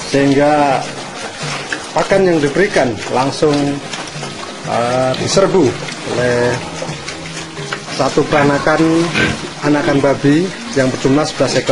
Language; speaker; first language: Indonesian; native; Indonesian